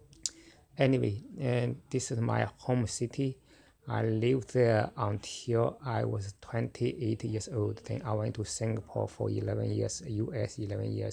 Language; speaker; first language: English; non-native, fluent; Chinese